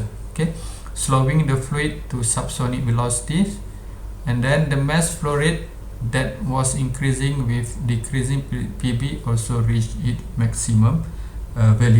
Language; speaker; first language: English; non-native, local second language; Malay